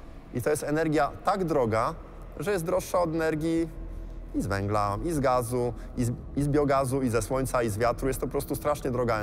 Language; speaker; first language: Polish; native; Polish